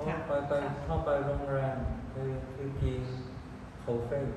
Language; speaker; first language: Thai; non-native, learner; Cantonese